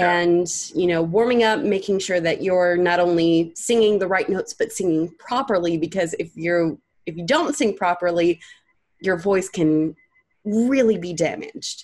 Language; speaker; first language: English; native; English